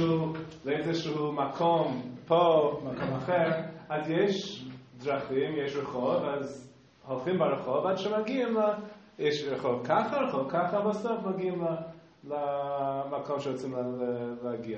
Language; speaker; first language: Hebrew; non-native, fluent; English